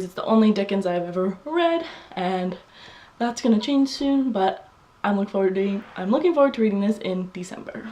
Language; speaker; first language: English; native; English